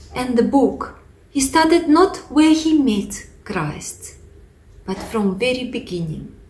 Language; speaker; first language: English; non-native, fluent; Russian